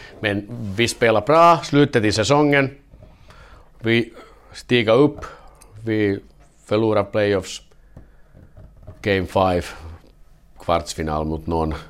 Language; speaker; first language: Swedish; non-native, learner; Finnish